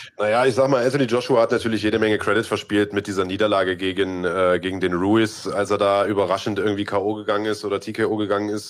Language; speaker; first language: German; native; German